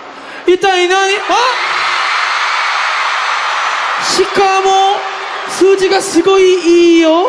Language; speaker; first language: Japanese; non-native, fluent; Korean